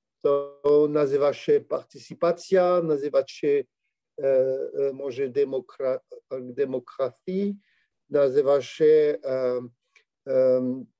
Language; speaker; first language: Polish; non-native, learner; French